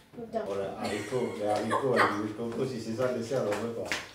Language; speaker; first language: French; native; French